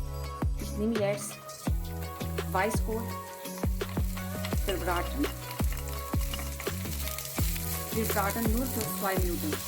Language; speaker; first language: German; non-native, learner; Urdu